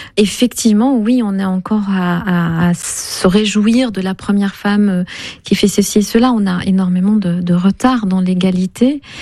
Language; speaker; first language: French; non-native, local second language; Kinyarwanda